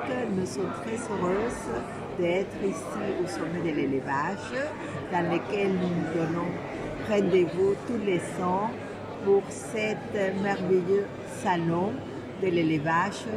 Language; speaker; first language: French; non-native, fluent; Spanish